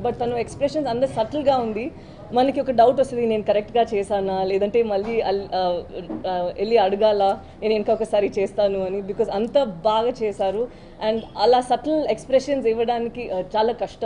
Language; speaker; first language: Telugu; non-native, fluent; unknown